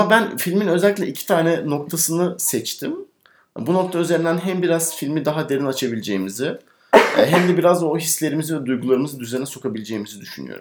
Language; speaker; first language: Turkish; native; Turkish